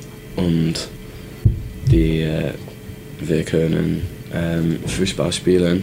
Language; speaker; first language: German; non-native, learner; English